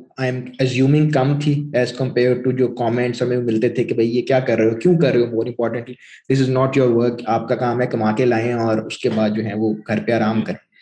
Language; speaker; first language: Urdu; native; Urdu